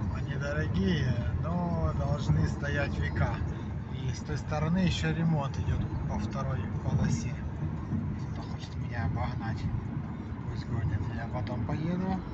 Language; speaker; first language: Ukrainian; non-native, local second language; Russian